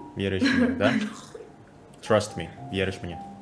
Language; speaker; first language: Russian; non-native, learner; Indonesian